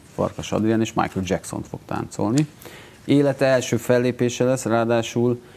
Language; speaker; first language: Hungarian; native; Hungarian